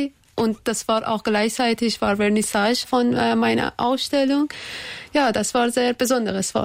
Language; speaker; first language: German; non-native, learner; Persian